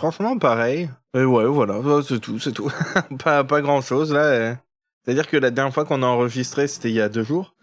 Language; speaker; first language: French; native; French